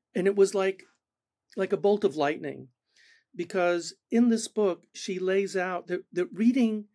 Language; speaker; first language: English; non-native, fluent; Spanish